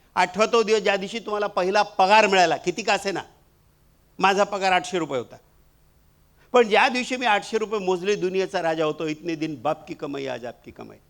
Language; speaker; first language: Marathi; non-native, local second language; Marwari